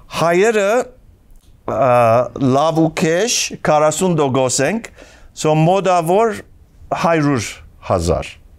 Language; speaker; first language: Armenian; early bilingual, heritage; Armenian